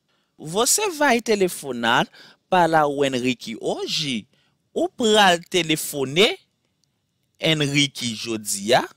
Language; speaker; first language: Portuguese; non-native, fluent; Haitian Creole